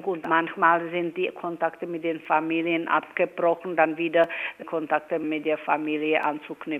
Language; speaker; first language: German; non-native, fluent; Czech